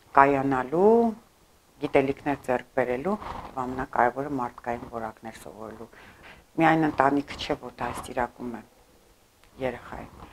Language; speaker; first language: Armenian; early bilingual, heritage; Armenian